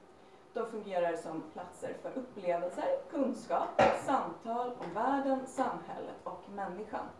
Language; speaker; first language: Swedish; native; Swedish